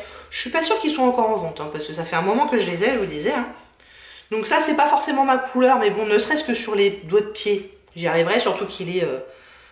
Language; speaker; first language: French; native; French